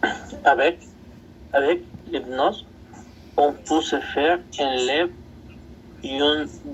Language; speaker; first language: French; non-native, learner; Spanish